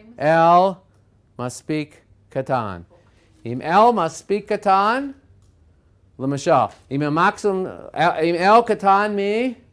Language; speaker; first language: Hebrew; non-native, fluent; English